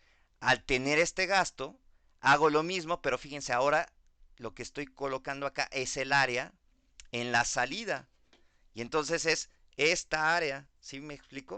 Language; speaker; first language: Spanish; native; Spanish